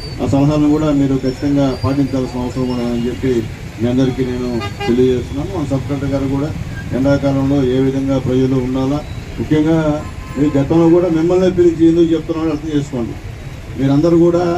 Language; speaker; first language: Telugu; native; Telugu